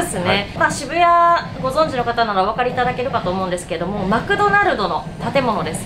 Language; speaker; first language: Japanese; native; Japanese